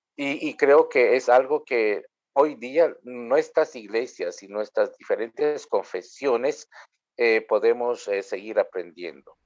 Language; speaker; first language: Spanish; non-native, local second language; Kʼicheʼ